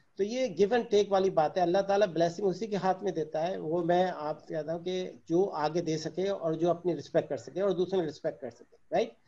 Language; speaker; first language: Urdu; native; Urdu